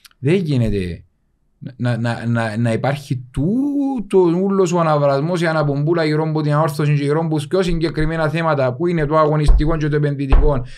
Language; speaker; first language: Greek; native; Greek